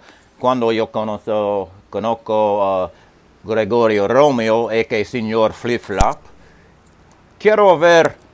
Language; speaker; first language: Spanish; non-native, learner; English